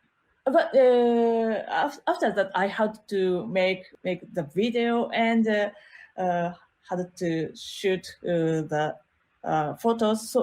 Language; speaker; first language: English; non-native, learner; Japanese